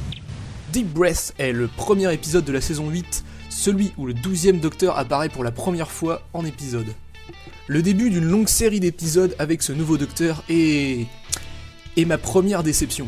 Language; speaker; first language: French; native; French